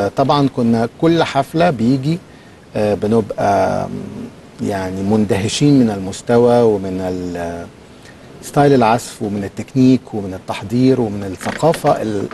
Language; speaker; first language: Arabic; native; Arabic